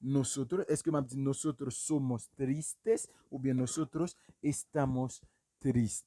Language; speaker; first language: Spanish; non-native, fluent; Haitian Creole